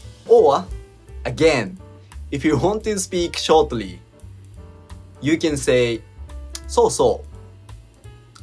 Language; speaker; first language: English; non-native, fluent; Japanese